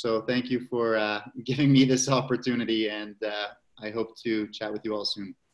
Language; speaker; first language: English; native; English